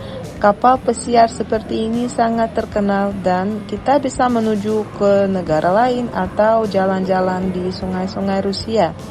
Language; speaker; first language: Indonesian; non-native, fluent; Russian